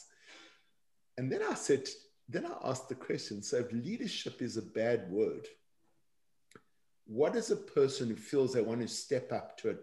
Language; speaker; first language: English; native; English